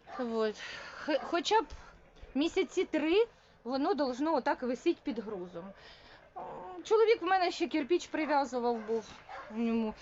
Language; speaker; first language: Ukrainian; non-native, local second language; Russian